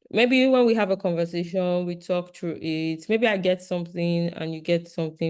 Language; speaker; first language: English; non-native, local second language; Yoruba